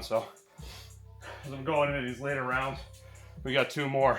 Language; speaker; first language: English; native; English